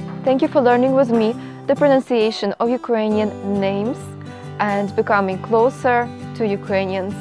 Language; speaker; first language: English; non-native, fluent; Ukrainian